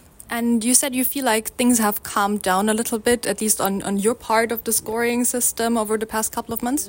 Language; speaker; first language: English; non-native, fluent; German